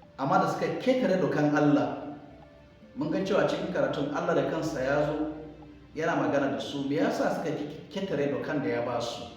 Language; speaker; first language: Hausa; non-native, local second language; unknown